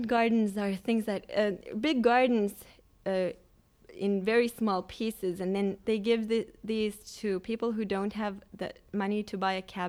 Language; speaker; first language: English; non-native, fluent; Swedish